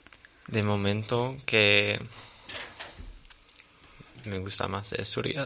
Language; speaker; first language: Spanish; non-native, learner; English